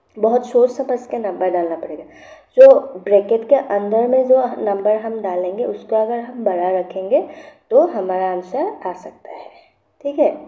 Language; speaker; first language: Hindi; non-native, local second language; Assamese